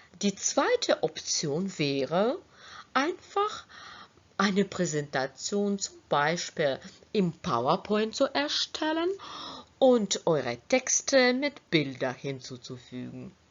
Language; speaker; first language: German; non-native, fluent; Ukrainian